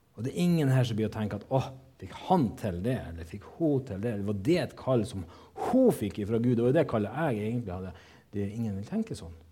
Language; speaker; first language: Norwegian; native; Norwegian